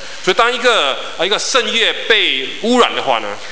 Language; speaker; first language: Chinese; native; Chinese